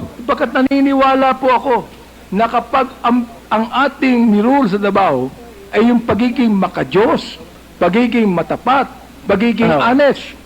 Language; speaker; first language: Filipino; native; Filipino